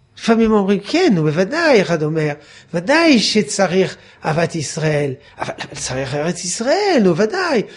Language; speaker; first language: Hebrew; non-native, fluent; French